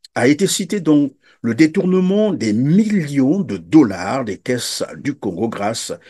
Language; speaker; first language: French; non-native, local second language; Lingala